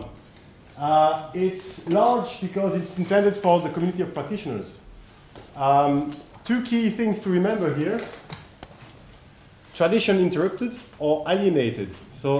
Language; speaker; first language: English; non-native, fluent; French